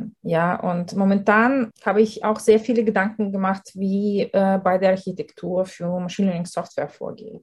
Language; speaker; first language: German; non-native, fluent; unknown